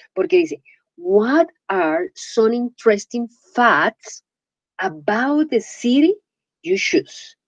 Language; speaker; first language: English; non-native, fluent; Spanish